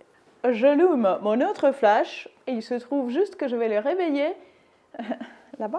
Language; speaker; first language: French; native; French